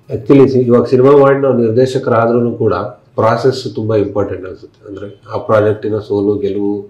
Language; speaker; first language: Kannada; native; Kannada